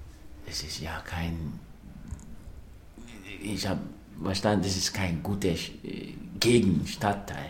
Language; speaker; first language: German; non-native, fluent; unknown